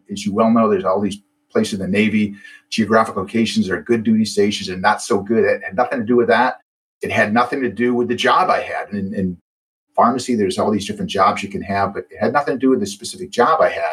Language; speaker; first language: English; native; English